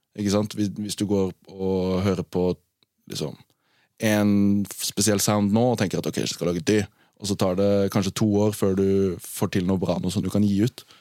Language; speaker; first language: Norwegian; native; Norwegian